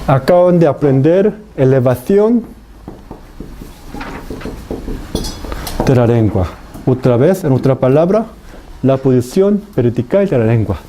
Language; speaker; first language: Spanish; non-native, fluent; Korean